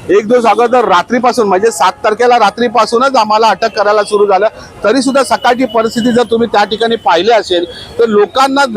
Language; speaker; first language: Marathi; native; Marathi